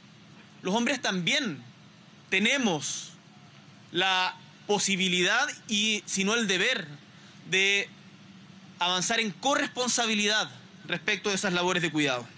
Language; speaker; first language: Spanish; native; Spanish